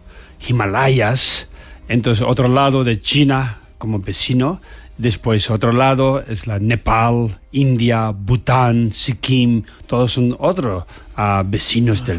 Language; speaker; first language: Spanish; non-native, learner; Tibetan